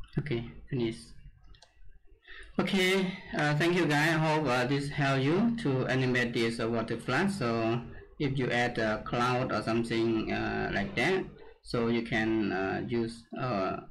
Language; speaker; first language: English; non-native, learner; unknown